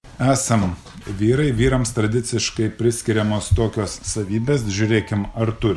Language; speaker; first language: Lithuanian; native; Lithuanian